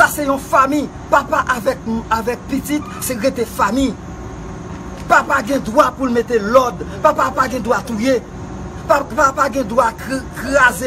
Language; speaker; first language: French; non-native, learner; Haitian Creole